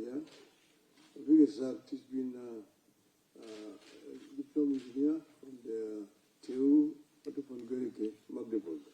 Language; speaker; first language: German; non-native, fluent; Luo (Kenya and Tanzania)